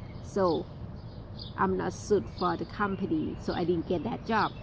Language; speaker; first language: English; non-native, learner; Thai